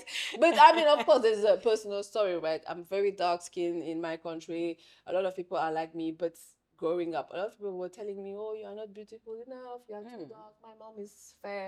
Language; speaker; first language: English; non-native, fluent; French